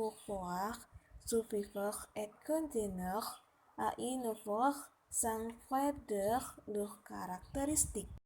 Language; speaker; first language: French; non-native, learner; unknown